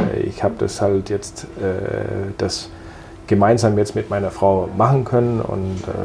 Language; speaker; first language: German; non-native, fluent; Danish